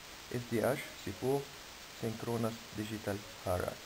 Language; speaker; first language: French; non-native, fluent; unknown